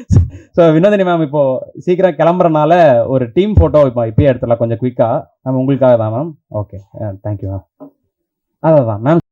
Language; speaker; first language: Tamil; native; Tamil